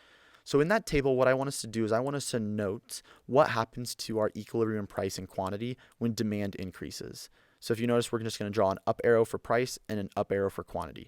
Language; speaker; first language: English; native; English